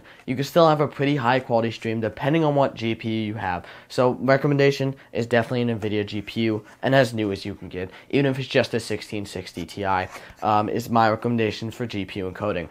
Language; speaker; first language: English; native; English